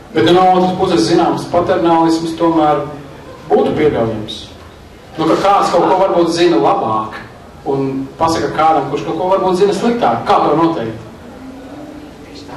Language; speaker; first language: Latvian; native; Latvian